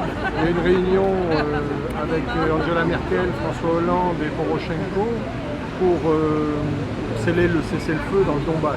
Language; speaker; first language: French; native; French